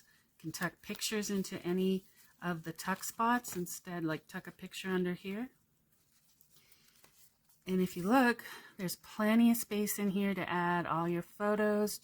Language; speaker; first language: English; native; English